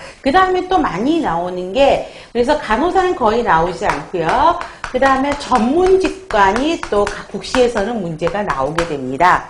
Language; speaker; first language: Korean; native; Korean